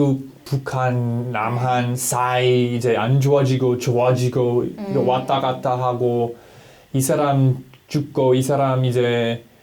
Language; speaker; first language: Korean; non-native, learner; English